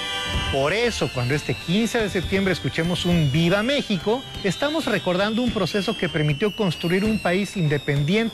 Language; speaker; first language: Spanish; native; Spanish